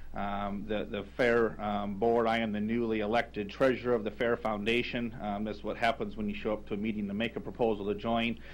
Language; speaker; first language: English; native; English